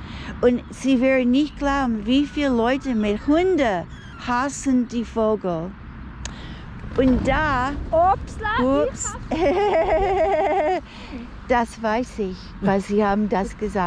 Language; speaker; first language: German; non-native, fluent; English